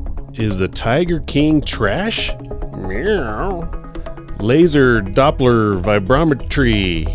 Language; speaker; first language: English; native; English